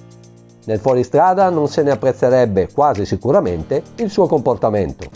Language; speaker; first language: Italian; native; Italian